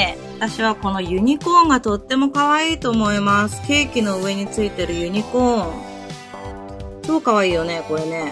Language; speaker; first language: Japanese; native; Japanese